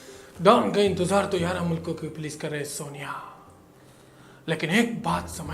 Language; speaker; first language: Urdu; non-native, local second language; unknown